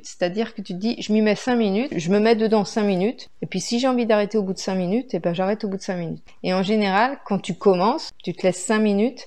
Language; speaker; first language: French; native; French